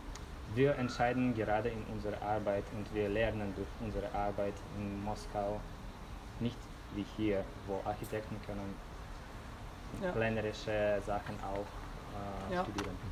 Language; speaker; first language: German; non-native, fluent; Russian